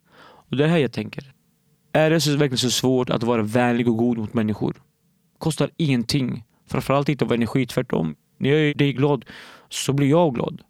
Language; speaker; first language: Swedish; early bilingual, other home language; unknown